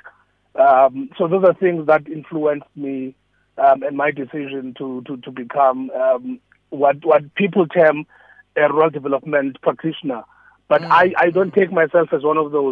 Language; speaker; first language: English; non-native, local second language; Xhosa